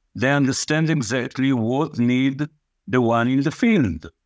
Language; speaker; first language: English; non-native, fluent; Hebrew